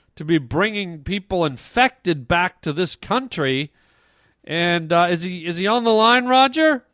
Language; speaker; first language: English; native; English